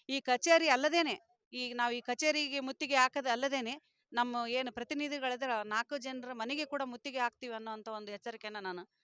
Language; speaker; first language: Kannada; native; Kannada